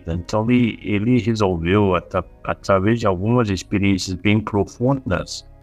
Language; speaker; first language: Portuguese; non-native, fluent; English